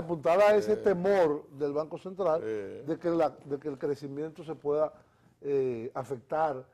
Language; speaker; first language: Spanish; native; Spanish